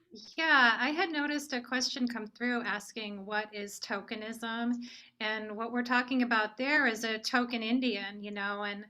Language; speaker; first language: English; native; English